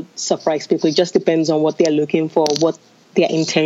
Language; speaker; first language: English; non-native, local second language; Yoruba